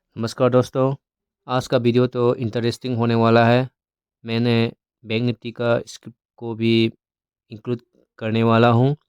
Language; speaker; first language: Hindi; non-native, local second language; Manipuri